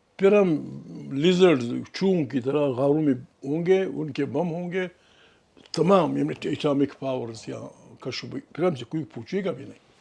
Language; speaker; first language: Urdu; non-native, local second language; Pashto